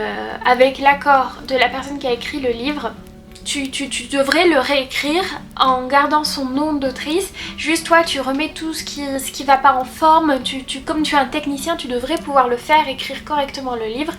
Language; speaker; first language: French; native; French